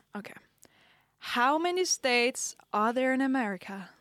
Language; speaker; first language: English; non-native, fluent; Danish